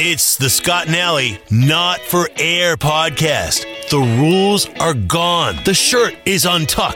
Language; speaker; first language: English; native; English